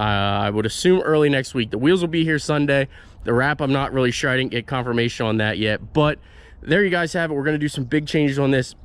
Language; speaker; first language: English; native; English